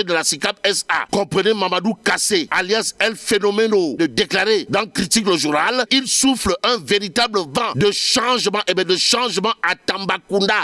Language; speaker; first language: French; non-native, local second language; Wolof